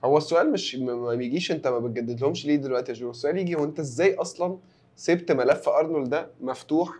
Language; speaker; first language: Arabic; native; Arabic